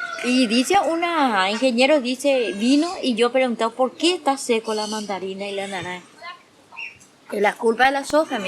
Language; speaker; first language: Spanish; non-native, local second language; Guarani